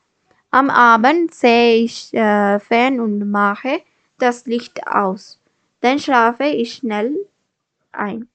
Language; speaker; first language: German; non-native, learner; Malayalam